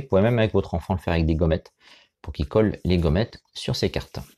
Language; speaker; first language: French; native; French